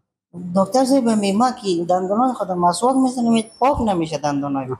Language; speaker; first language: Persian; non-native, local second language; Hazaragi